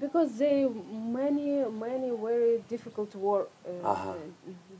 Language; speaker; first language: English; non-native, learner; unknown